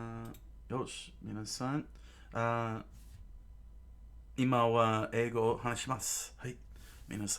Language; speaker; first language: Japanese; non-native, learner; English